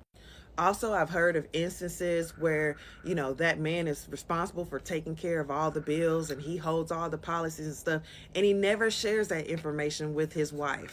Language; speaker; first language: English; native; English